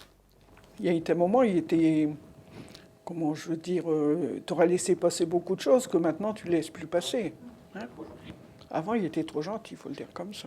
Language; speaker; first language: French; native; French